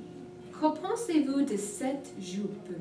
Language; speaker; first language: French; non-native, fluent; English